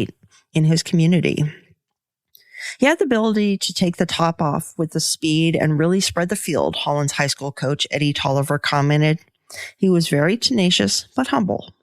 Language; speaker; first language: English; native; English